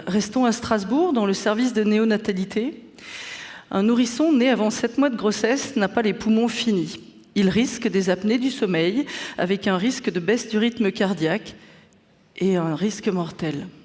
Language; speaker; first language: French; native; French